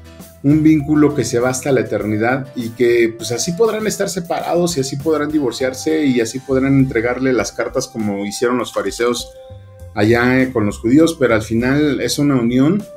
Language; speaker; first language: Spanish; native; Spanish